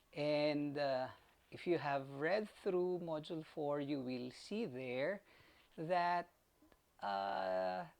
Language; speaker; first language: English; non-native, local second language; Filipino